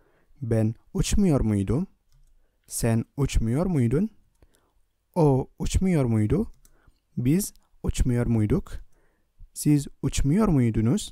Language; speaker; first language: Turkish; non-native, fluent; Indonesian